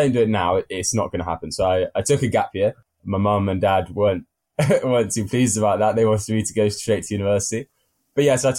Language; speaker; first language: English; native; English